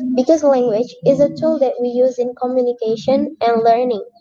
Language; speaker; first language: English; non-native, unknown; Indonesian